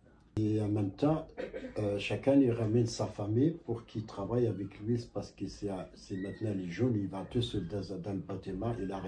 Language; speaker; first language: French; non-native, fluent; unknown